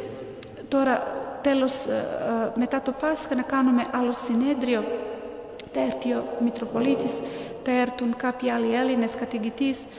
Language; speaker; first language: Greek; non-native, fluent; Serbian